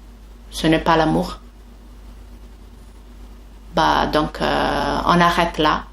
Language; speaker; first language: French; non-native, fluent; Italian